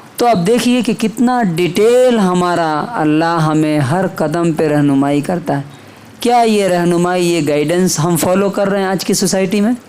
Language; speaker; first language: Urdu; native; Urdu